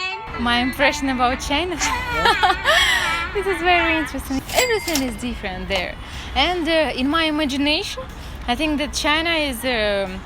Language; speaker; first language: English; non-native, learner; Russian